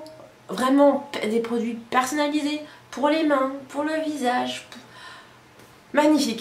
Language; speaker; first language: French; native; French